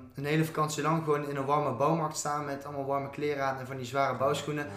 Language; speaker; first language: Dutch; native; Dutch